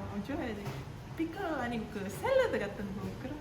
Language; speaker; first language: Korean; non-native, learner; Indonesian